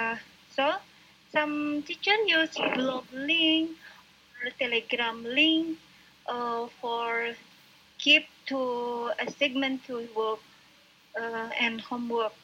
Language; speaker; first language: English; non-native, local second language; Indonesian